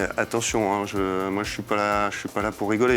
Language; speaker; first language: French; native; French